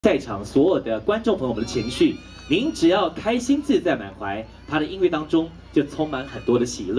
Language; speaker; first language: Chinese; native; Chinese